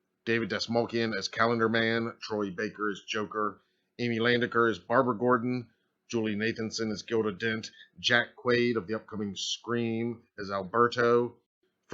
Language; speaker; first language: English; native; English